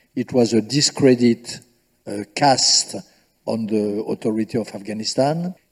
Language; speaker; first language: English; non-native, fluent; French